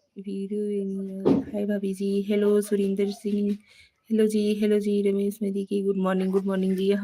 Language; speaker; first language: Hindi; native; Hindi